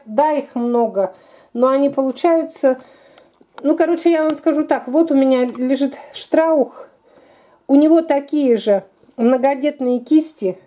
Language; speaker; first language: Russian; native; Russian